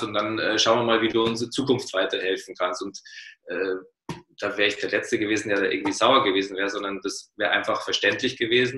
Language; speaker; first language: German; native; German